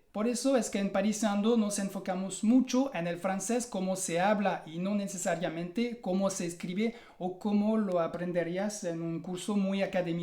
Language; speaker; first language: Spanish; non-native, fluent; French